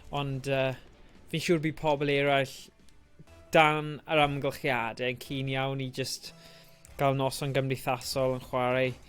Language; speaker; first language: Welsh; native; Welsh